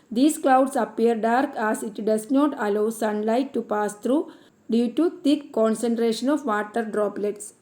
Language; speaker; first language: English; non-native, local second language; Malayalam